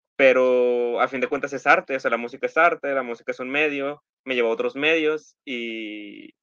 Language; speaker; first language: Spanish; native; Spanish